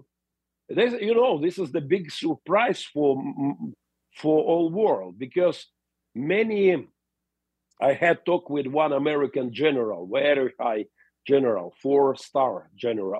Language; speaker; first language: English; non-native, learner; Russian